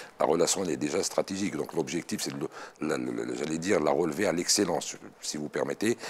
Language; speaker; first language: French; non-native, local second language; Arabic